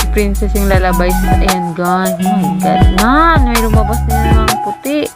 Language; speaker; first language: Filipino; non-native, local second language; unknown